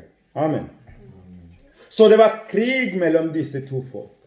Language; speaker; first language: Norwegian; non-native, fluent; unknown